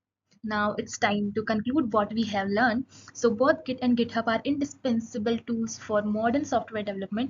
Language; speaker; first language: English; non-native, local second language; Hindi